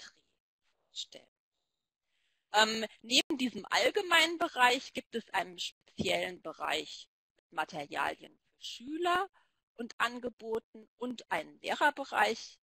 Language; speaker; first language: German; native; German